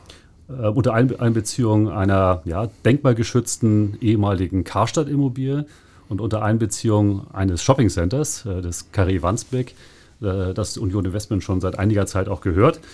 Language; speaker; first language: German; native; German